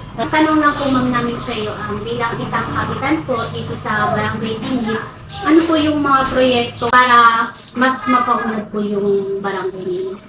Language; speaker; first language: Filipino; native; Filipino